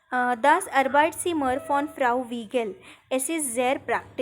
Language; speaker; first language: German; non-native, fluent; Marathi